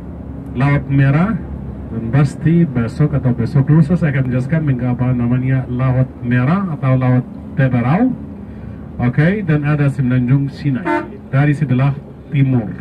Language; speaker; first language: Indonesian; non-native, fluent; Arabic